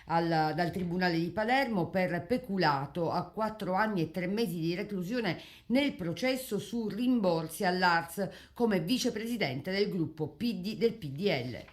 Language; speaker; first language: Italian; native; Italian